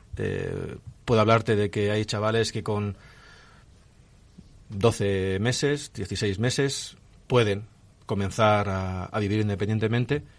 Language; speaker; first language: Spanish; native; Spanish